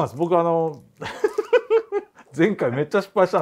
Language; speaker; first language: Japanese; native; Japanese